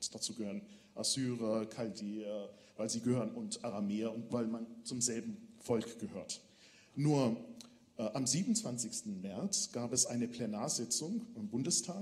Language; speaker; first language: German; non-native, fluent; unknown